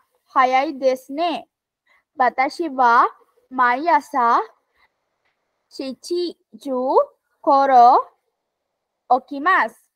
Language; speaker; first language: Japanese; non-native, learner; Sinhala